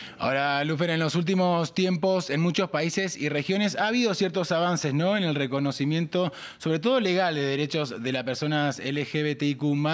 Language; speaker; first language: Spanish; native; Spanish